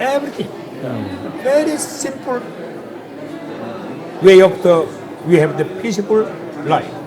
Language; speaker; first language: English; non-native, learner; Korean